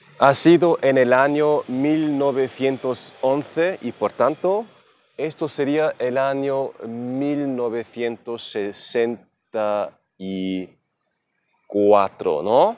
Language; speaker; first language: Spanish; non-native, fluent; German